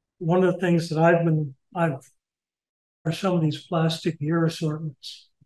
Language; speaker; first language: English; native; English